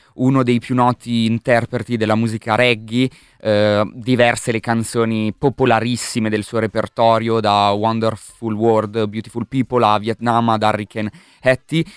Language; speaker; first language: Italian; native; Italian